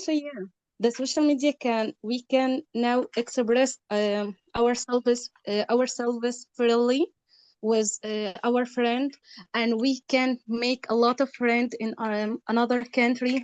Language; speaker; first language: English; non-native, learner; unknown